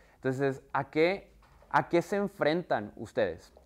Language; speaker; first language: Spanish; native; Spanish